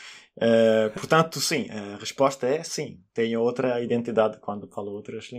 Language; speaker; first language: Portuguese; non-native, fluent; Italian